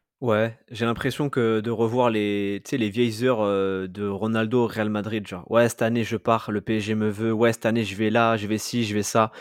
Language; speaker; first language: French; native; French